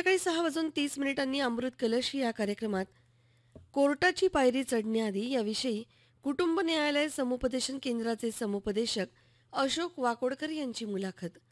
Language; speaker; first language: Marathi; native; Marathi